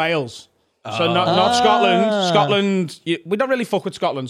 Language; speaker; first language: English; native; English